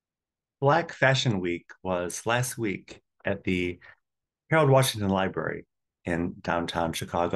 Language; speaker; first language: English; native; English